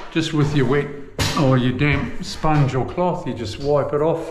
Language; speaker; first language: English; native; English